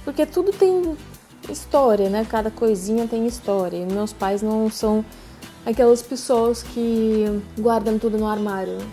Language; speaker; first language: Portuguese; non-native, fluent; Russian